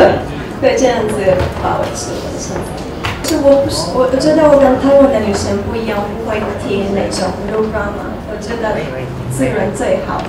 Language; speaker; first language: Chinese; non-native, learner; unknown